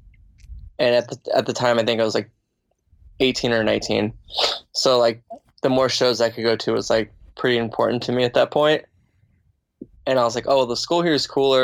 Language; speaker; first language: English; native; English